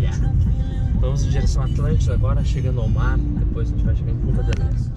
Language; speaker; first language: Portuguese; native; Portuguese